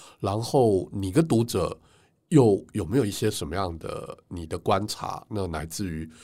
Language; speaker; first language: Chinese; native; Chinese